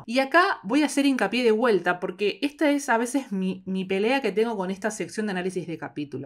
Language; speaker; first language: Spanish; native; Spanish